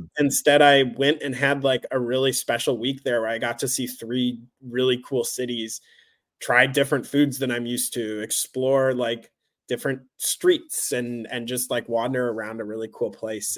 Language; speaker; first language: English; native; English